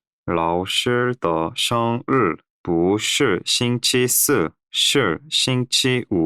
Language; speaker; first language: Chinese; non-native, learner; Korean